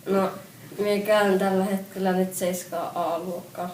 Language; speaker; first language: Finnish; early bilingual, other home language; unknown